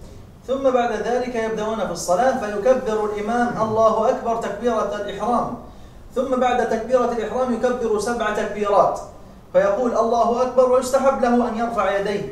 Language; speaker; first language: Arabic; native; Arabic